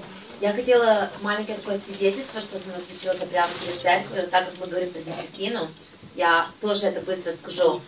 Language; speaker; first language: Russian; native; Russian